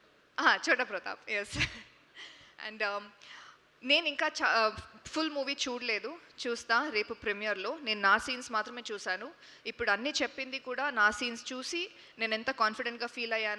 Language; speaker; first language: Telugu; non-native, fluent; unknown